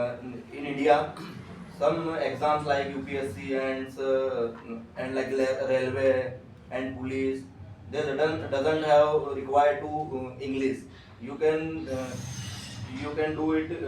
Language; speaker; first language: English; non-native, learner; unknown